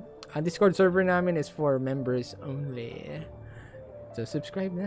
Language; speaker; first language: English; non-native, local second language; Filipino